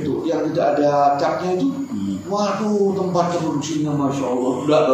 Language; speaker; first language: Indonesian; native; Indonesian